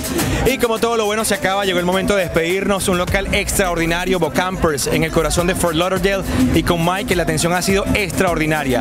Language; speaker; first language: Spanish; native; Spanish